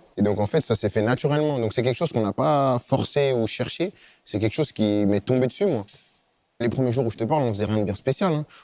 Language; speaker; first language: French; native; French